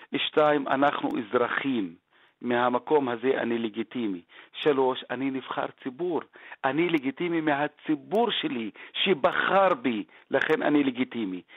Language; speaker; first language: Hebrew; non-native, local second language; Arabic